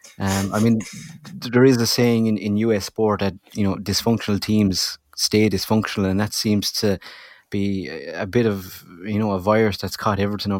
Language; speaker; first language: English; native; English